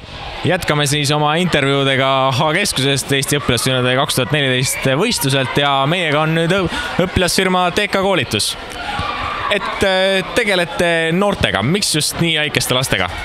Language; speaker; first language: Estonian; native; Estonian